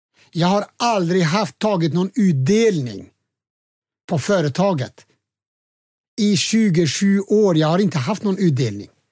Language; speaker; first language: Swedish; non-native, fluent; Albanian